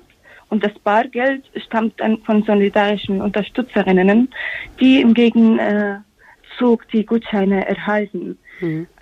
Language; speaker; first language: German; non-native, fluent; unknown